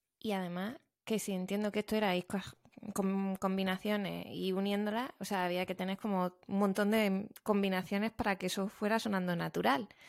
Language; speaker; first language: Spanish; native; Spanish